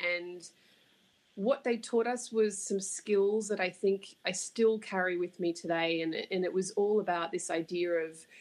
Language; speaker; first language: English; native; English